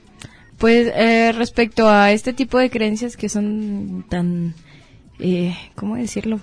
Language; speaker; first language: Spanish; native; Spanish